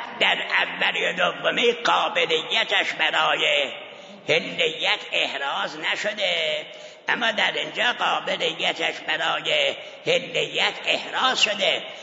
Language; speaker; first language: Persian; non-native, local second language; Azerbaijani